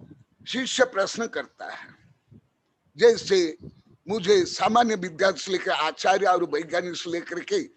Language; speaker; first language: Hindi; native; Hindi